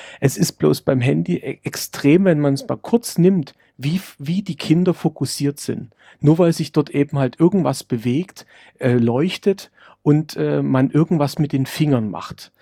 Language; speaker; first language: German; native; German